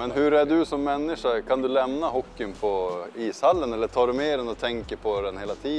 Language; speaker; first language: Swedish; native; Swedish